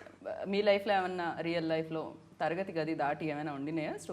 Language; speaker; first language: Telugu; native; Telugu